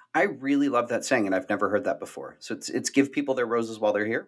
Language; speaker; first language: English; native; English